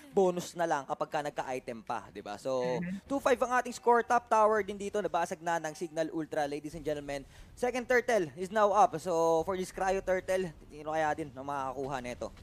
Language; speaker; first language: Filipino; native; Filipino